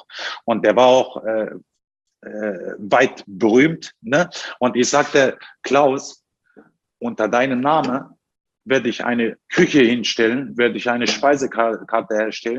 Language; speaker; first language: German; non-native, fluent; Turkish